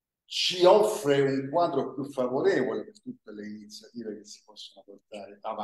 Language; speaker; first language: Italian; native; Italian